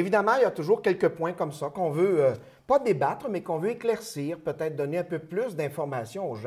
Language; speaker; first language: French; native; French